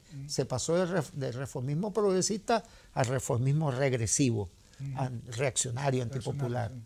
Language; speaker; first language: Spanish; native; Spanish